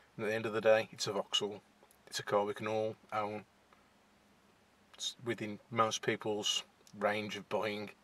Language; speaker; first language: English; native; English